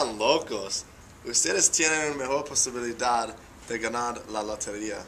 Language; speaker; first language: Spanish; non-native, learner; English